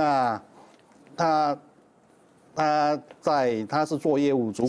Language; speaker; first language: Chinese; native; Chinese